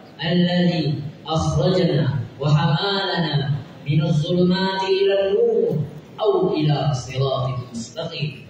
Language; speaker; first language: Arabic; non-native, learner; Indonesian